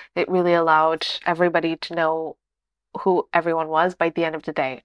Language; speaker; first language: English; non-native, fluent; Portuguese